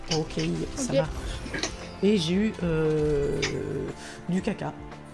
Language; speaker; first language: French; native; French